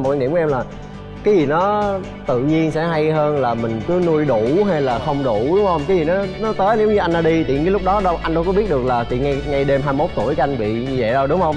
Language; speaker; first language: Vietnamese; native; Vietnamese